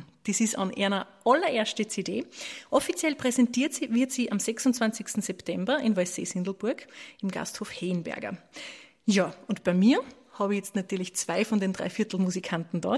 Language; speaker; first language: German; native; German